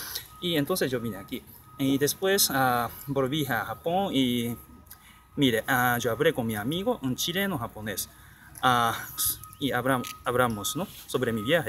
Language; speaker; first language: Spanish; non-native, learner; Japanese